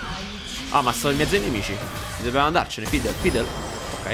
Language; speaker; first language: Italian; native; Italian